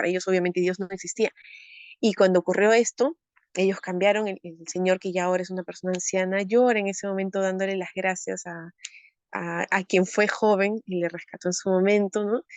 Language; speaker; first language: Spanish; native; Spanish